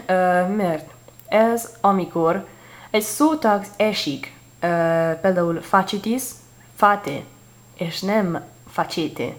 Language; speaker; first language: Hungarian; non-native, learner; Italian